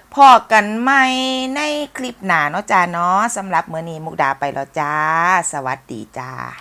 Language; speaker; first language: Thai; native; Thai